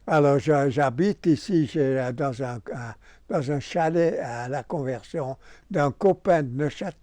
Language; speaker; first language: French; non-native, local second language; German